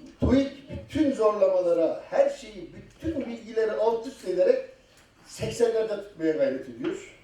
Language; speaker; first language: Turkish; native; Turkish